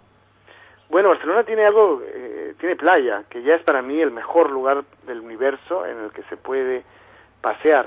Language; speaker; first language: Spanish; native; Spanish